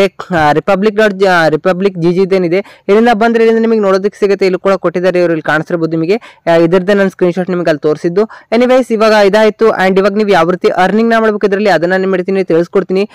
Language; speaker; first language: Kannada; native; Kannada